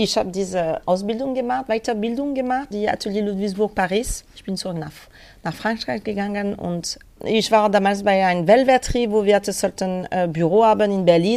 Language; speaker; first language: German; non-native, fluent; French